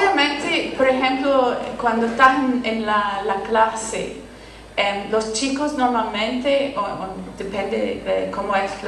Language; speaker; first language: Spanish; non-native, fluent; English